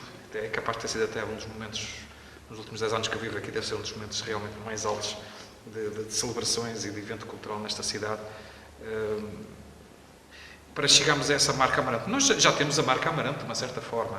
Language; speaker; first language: Portuguese; native; Portuguese